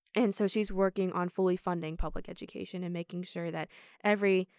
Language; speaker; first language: English; native; English